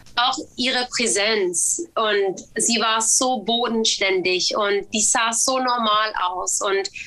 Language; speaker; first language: German; early bilingual, other home language; Swedish